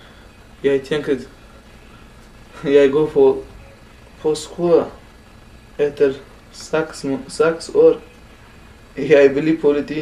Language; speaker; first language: Norwegian; non-native, learner; Kurdish